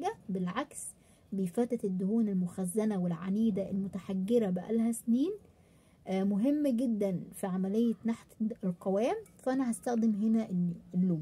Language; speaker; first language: Arabic; native; Arabic